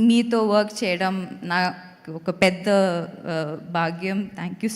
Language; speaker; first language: Telugu; non-native, local second language; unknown